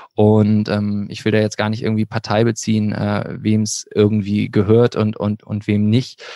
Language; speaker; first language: German; native; German